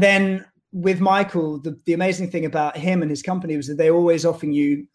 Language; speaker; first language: English; native; English